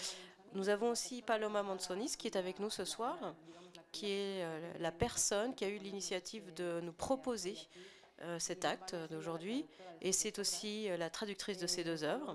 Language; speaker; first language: French; non-native, fluent; Spanish